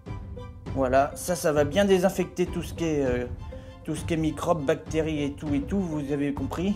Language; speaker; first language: French; native; French